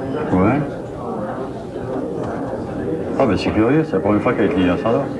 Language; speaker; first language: French; native; French